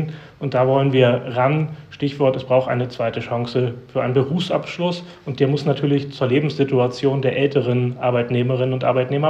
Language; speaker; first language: German; native; German